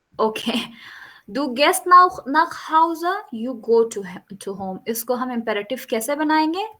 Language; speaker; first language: German; non-native, fluent; Urdu